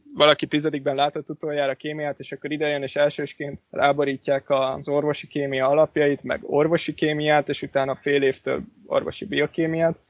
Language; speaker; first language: Hungarian; native; Hungarian